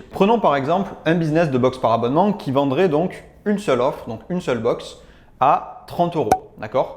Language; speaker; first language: French; native; French